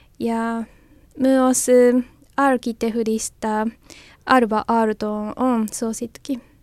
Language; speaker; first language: Finnish; non-native, learner; Japanese